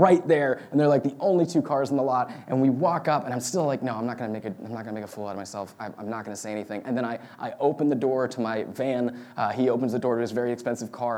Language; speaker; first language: English; native; English